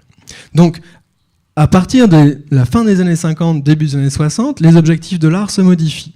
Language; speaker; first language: French; native; French